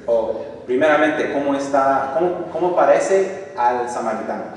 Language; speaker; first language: Spanish; non-native, fluent; English